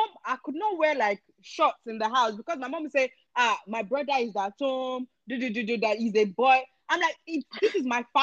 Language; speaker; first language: English; non-native, local second language; Yoruba